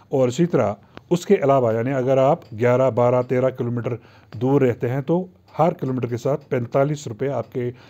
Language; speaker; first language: Hindi; non-native, local second language; Kashmiri